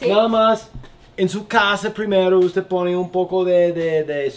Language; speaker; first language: Spanish; non-native, learner; English